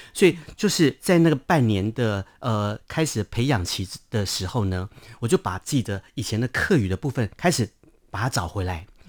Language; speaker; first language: Chinese; non-native, local second language; Hakka Chinese